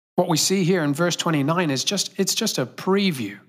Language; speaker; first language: English; native; English